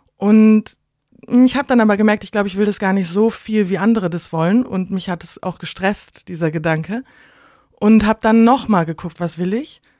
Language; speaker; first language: German; native; German